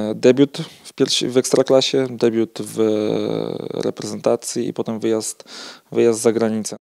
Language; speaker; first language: Polish; native; Polish